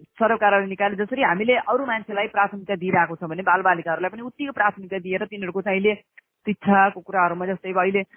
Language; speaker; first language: Nepali; non-native, local second language; Awadhi